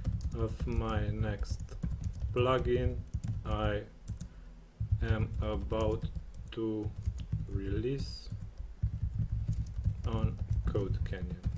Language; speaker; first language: English; non-native, fluent; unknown